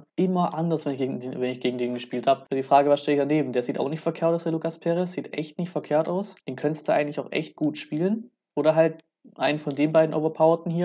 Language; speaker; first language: German; native; German